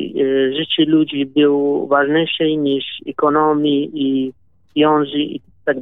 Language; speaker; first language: Polish; non-native, learner; Kurdish